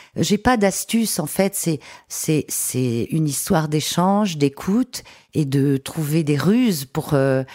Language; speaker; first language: French; native; French